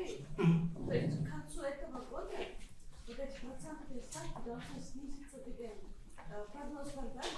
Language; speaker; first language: Russian; non-native, local second language; Kyrgyz